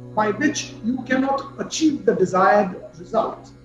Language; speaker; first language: English; non-native, local second language; Hindi